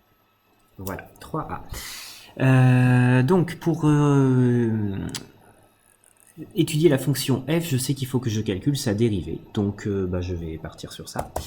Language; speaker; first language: French; native; French